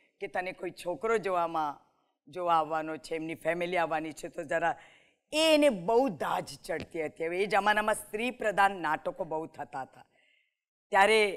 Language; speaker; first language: Gujarati; non-native, local second language; Marathi